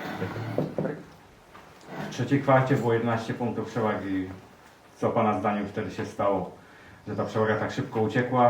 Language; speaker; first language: Polish; native; Polish